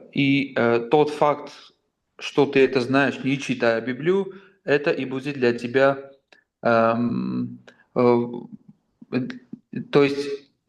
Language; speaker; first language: Russian; non-native, local second language; Armenian